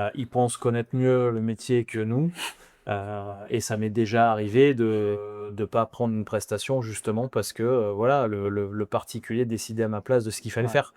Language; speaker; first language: French; native; French